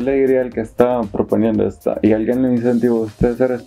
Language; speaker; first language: Spanish; native; Spanish